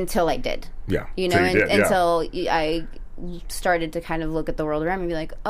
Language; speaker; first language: English; early bilingual, other home language; Spanish